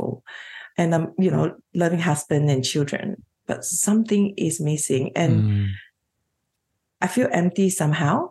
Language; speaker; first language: English; non-native, local second language; Cantonese